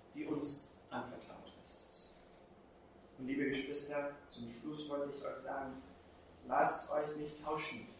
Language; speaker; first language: German; non-native, fluent; Portuguese